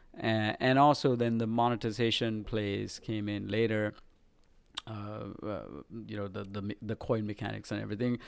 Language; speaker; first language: English; non-native, local second language; Sinhala